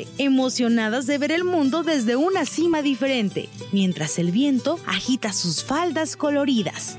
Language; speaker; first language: Spanish; native; Spanish